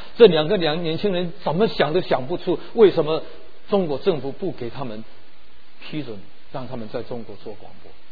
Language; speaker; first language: Chinese; early bilingual, heritage; Chinese